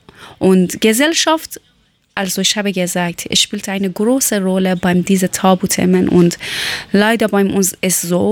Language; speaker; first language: German; non-native, learner; Persian